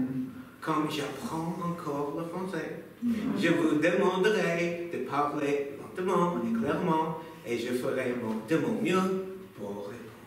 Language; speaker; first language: French; non-native, fluent; English